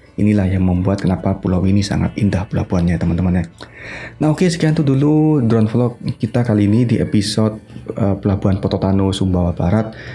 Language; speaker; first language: Indonesian; non-native, local second language; Madurese